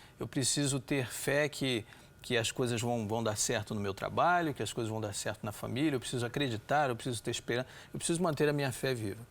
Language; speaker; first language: Portuguese; native; Portuguese